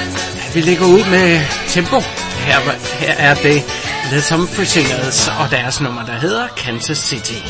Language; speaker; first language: Danish; native; Danish